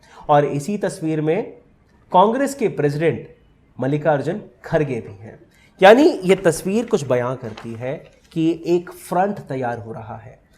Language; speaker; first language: Hindi; native; Hindi